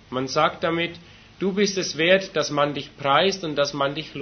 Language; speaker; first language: German; native; German